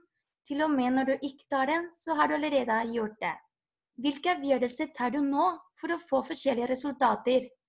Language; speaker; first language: Norwegian; non-native, fluent; Spanish